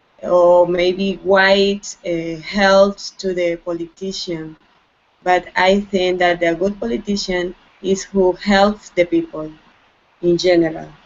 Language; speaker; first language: English; non-native, learner; Spanish